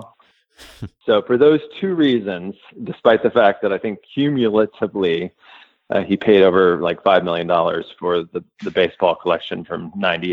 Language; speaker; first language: English; native; English